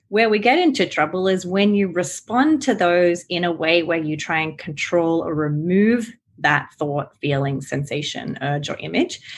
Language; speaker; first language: English; native; English